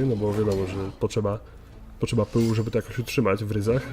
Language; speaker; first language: Polish; native; Polish